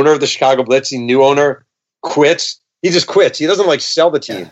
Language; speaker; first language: English; native; English